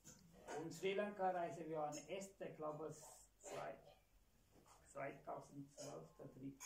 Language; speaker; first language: German; non-native, learner; Tamil